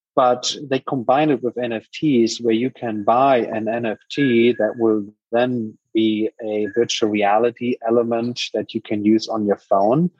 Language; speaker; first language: English; non-native, fluent; German